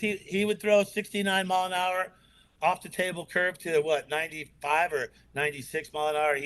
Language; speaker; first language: English; native; English